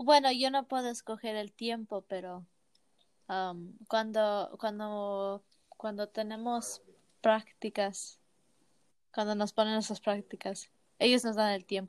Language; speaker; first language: Spanish; early bilingual, heritage; Spanish